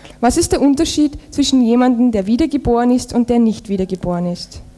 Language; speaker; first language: German; native; German